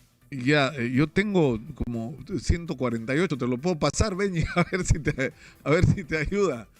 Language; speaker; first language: Spanish; native; Spanish